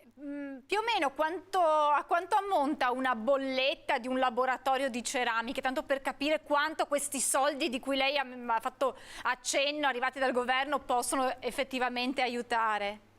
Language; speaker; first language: Italian; native; Italian